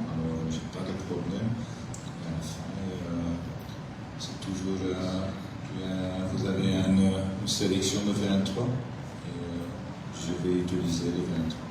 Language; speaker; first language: French; non-native, fluent; Dutch